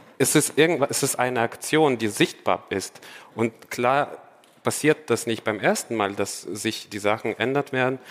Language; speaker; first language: German; non-native, fluent; Ukrainian